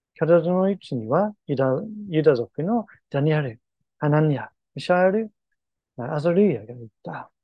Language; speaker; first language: Japanese; non-native, fluent; English